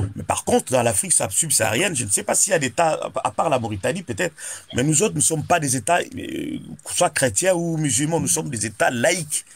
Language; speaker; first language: French; non-native, local second language; Lingala